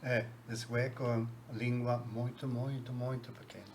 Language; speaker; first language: Portuguese; non-native, learner; Swedish